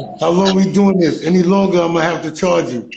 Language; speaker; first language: English; native; English